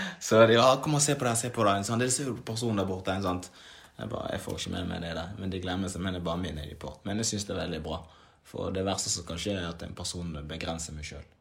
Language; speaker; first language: Norwegian; early bilingual, other home language; Swahili